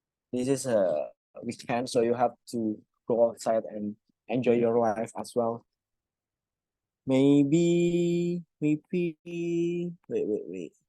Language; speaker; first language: English; non-native, fluent; Indonesian